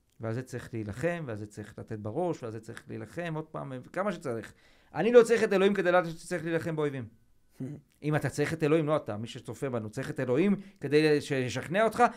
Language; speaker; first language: Hebrew; native; Hebrew